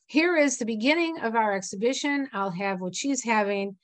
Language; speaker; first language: English; native; English